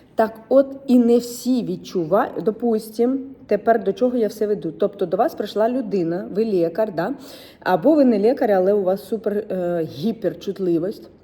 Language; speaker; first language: Ukrainian; non-native, local second language; Russian